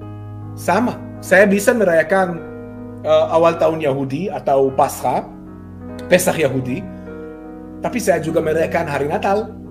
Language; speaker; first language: Indonesian; non-native, fluent; Hebrew